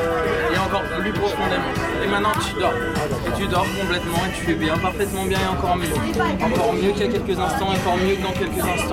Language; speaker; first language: French; native; French